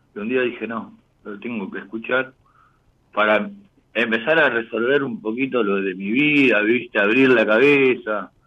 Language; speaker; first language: Spanish; native; Spanish